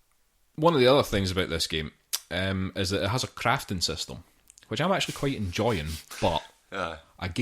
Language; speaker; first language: English; native; English